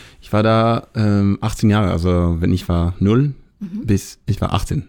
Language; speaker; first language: German; non-native, learner; Hebrew